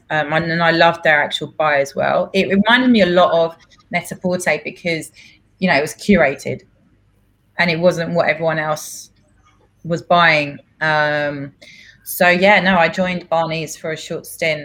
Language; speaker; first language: English; non-native, local second language; Greek